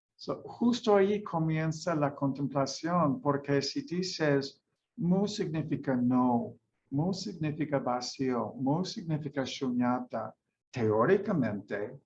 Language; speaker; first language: Spanish; non-native, fluent; English